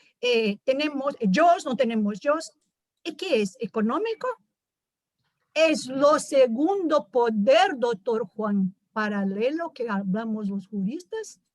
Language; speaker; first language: Spanish; non-native, learner; Portuguese